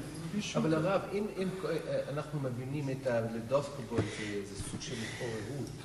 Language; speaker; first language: Hebrew; non-native, fluent; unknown